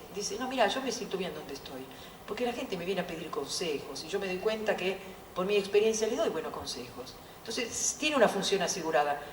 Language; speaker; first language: Spanish; non-native, fluent; Italian